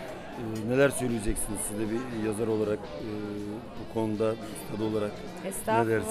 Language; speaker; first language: Turkish; native; Turkish